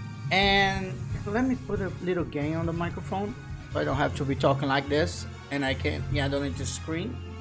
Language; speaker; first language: English; non-native, fluent; Portuguese